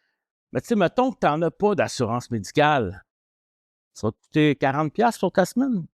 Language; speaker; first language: French; native; French